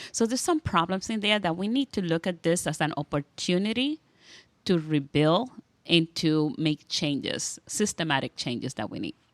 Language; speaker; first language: English; non-native, fluent; Spanish